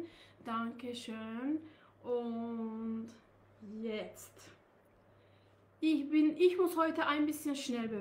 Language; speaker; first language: German; non-native, learner; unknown